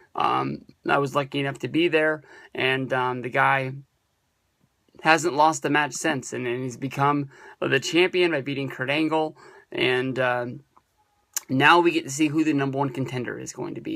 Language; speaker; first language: English; native; English